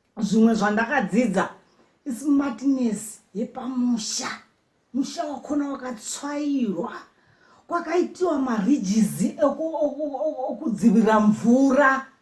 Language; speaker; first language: Shona; non-native, local second language; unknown